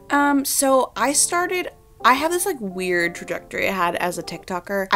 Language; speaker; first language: English; native; English